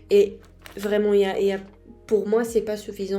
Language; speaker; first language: French; non-native, fluent; Spanish